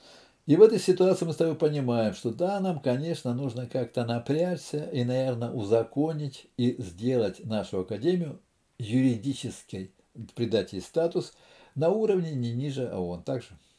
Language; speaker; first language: Russian; native; Russian